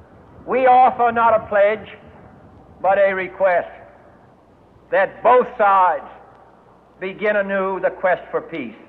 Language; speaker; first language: English; native; English